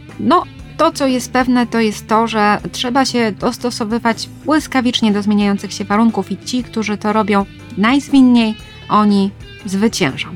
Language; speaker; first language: Polish; native; Polish